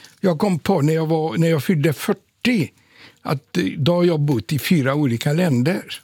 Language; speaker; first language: Swedish; non-native, fluent; Polish